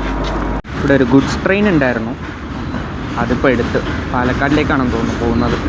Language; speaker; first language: Malayalam; native; Malayalam